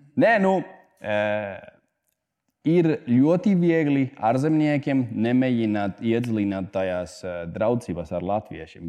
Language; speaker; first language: Latvian; non-native, fluent; Spanish